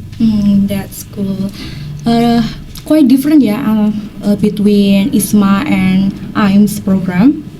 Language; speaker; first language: English; non-native, learner; Indonesian